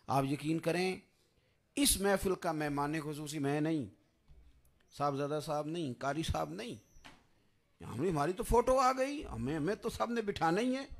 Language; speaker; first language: Urdu; non-native, local second language; Punjabi